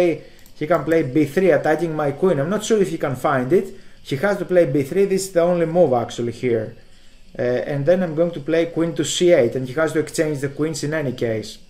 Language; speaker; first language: English; non-native, fluent; Greek